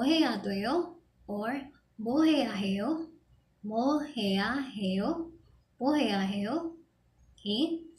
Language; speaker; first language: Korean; non-native, fluent; Filipino